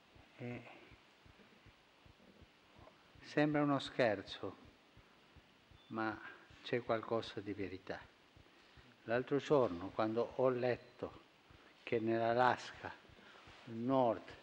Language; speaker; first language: Italian; non-native, fluent; Spanish